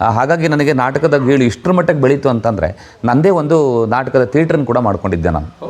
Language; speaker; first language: Kannada; non-native, local second language; Konkani